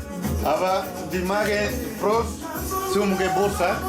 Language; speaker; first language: German; non-native, learner; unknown